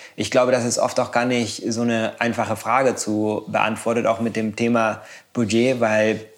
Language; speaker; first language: German; non-native, fluent; Spanish